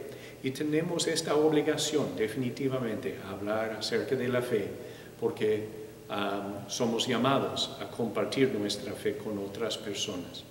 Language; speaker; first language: Spanish; non-native, fluent; English